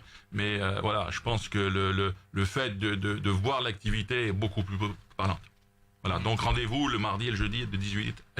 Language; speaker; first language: French; native; French